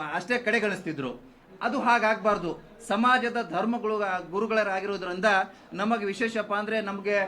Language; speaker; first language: Kannada; non-native, local second language; Lambadi